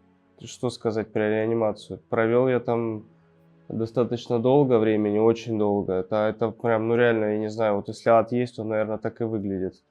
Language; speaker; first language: Russian; native; Russian